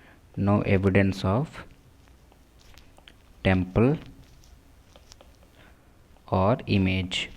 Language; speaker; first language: Hindi; native; Hindi